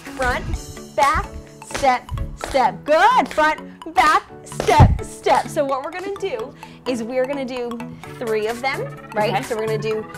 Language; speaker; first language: English; native; English